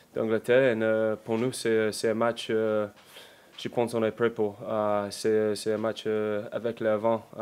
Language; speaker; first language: French; non-native, learner; English